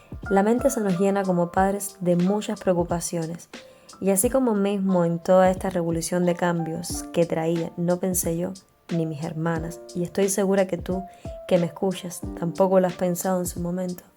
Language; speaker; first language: Spanish; native; Spanish